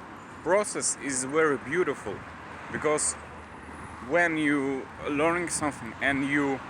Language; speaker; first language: English; non-native, learner; Russian